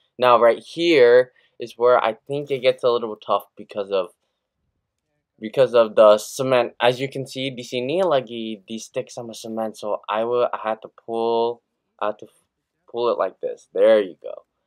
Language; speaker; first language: English; early bilingual, other home language; Indonesian